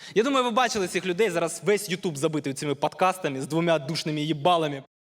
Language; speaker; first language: Ukrainian; native; Ukrainian